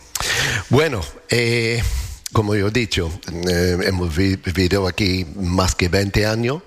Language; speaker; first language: Spanish; non-native, learner; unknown